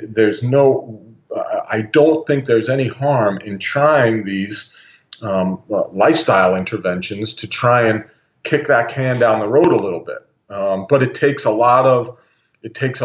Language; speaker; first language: English; native; English